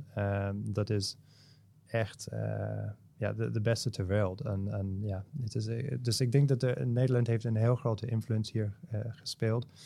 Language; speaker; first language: Dutch; non-native, fluent; English